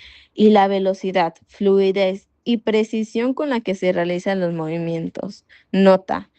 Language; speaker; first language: Spanish; native; Spanish